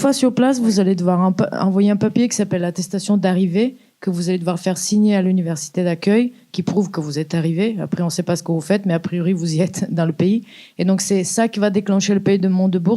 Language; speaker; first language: French; native; French